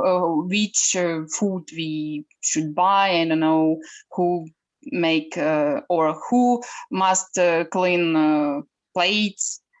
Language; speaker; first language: English; non-native, learner; Ukrainian